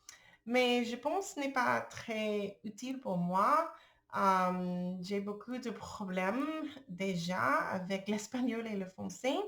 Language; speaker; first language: French; non-native, learner; English